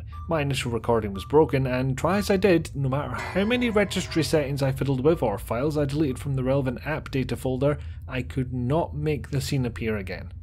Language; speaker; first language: English; native; English